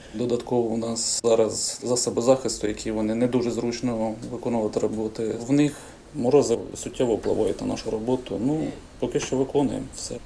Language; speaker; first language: Ukrainian; native; Ukrainian